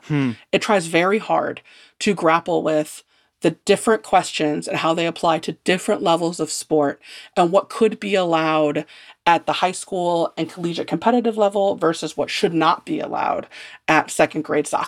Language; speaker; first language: English; native; English